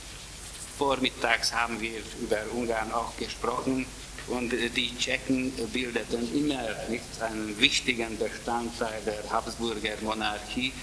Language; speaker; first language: German; non-native, fluent; Italian